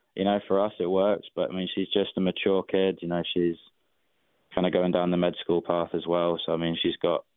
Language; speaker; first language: English; native; English